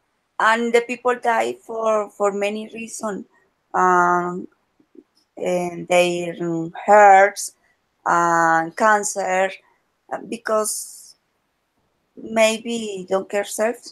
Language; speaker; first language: English; non-native, learner; Spanish